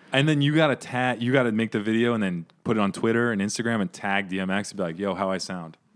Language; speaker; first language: English; native; English